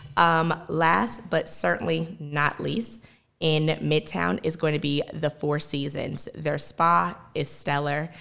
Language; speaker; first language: English; native; English